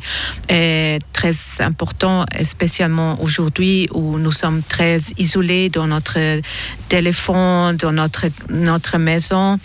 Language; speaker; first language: French; non-native, local second language; German